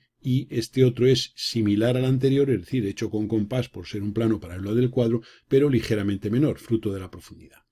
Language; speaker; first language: Spanish; native; Spanish